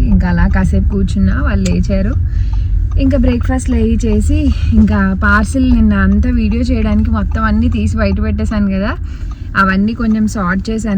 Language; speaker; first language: Telugu; native; Telugu